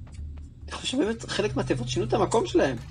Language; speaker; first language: Hebrew; native; Hebrew